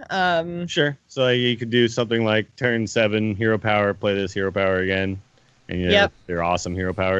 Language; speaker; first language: English; native; English